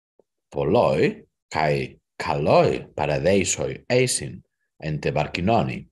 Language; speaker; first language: Greek; non-native, learner; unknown